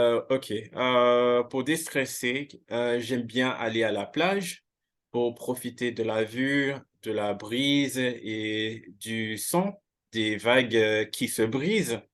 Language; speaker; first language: French; non-native, fluent; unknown